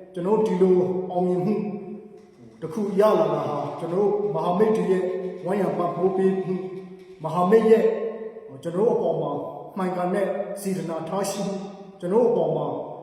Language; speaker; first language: Burmese; non-native, local second language; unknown